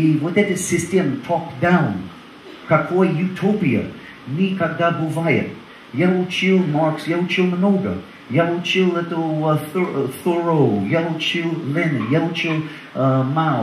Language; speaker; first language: Russian; non-native, learner; English